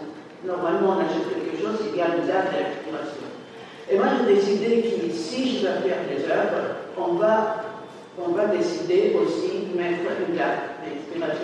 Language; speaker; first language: French; non-native, fluent; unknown